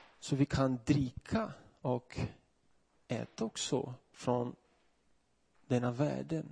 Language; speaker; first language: Swedish; non-native, fluent; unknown